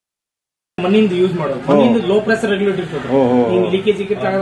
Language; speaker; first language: Kannada; native; Kannada